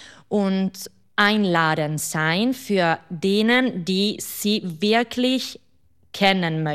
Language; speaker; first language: German; non-native, fluent; Italian